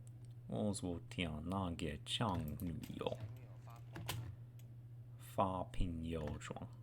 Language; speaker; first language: Chinese; non-native, learner; English